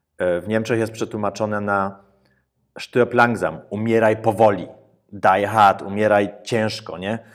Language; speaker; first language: Polish; early bilingual, heritage; Polish